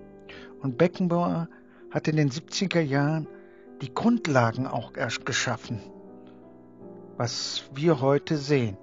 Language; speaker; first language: German; early bilingual, other home language; Turkish